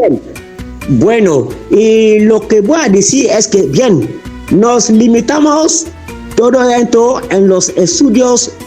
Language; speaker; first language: Spanish; non-native, fluent; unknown